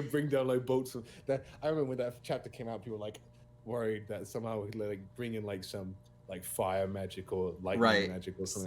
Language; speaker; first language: English; native; English